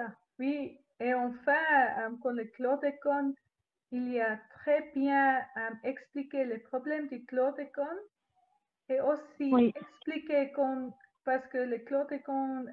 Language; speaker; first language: French; non-native, learner; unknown